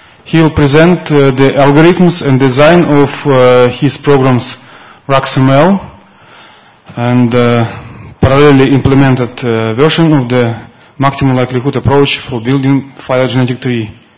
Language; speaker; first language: English; non-native, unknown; Russian